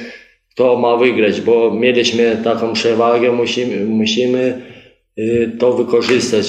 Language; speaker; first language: Polish; non-native, fluent; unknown